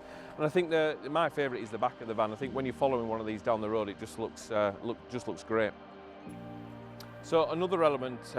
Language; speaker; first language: English; native; English